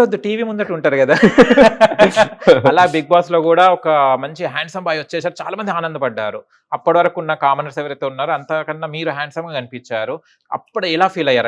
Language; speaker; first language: Telugu; native; Telugu